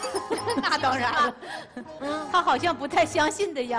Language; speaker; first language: Chinese; native; Chinese